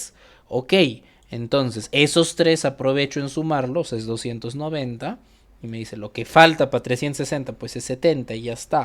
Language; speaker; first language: Spanish; native; Spanish